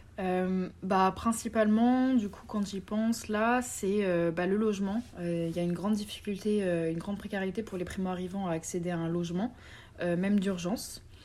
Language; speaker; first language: French; native; French